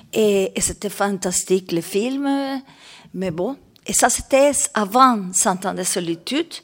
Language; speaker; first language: French; non-native, learner; Spanish